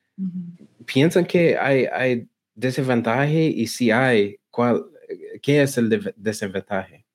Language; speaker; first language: Spanish; non-native, learner; English